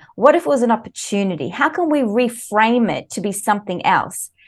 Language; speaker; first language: English; native; English